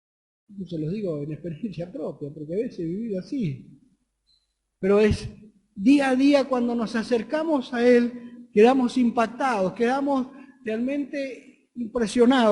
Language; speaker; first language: Spanish; native; Spanish